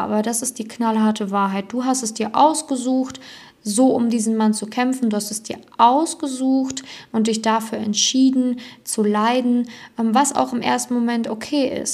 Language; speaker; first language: German; native; German